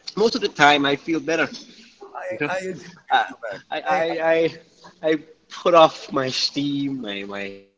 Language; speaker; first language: English; non-native, local second language; Malay